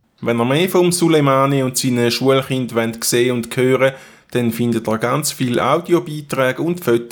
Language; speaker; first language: German; native; German